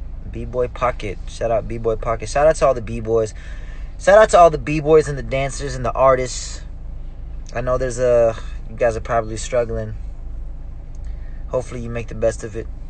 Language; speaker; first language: English; early bilingual, other home language; Korean